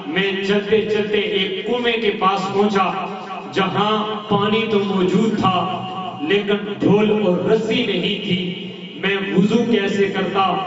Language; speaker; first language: Urdu; non-native, local second language; Punjabi